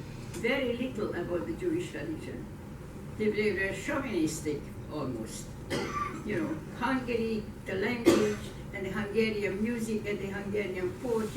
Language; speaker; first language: English; non-native, fluent; Hungarian